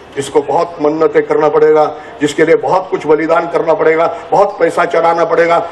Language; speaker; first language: Hindi; non-native, local second language; Marathi